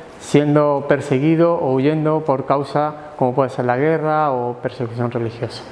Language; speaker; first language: Spanish; native; Spanish